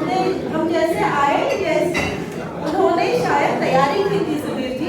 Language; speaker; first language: Hindi; non-native, local second language; Marathi